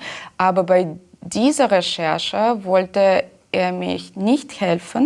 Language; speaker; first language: German; non-native, fluent; Russian